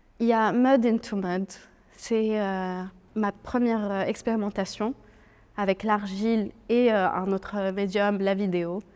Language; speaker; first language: French; non-native, local second language; Arabic